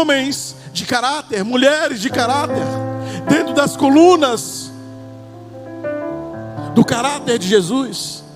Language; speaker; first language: Portuguese; native; Portuguese